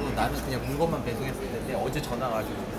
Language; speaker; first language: Korean; native; Korean